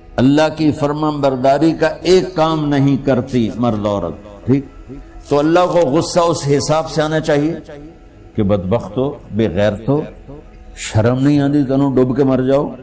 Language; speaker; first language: Urdu; non-native, local second language; Punjabi